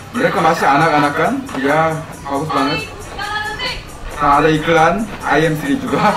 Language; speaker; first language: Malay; non-native, fluent; Korean